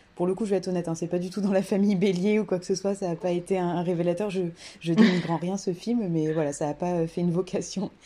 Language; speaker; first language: French; native; French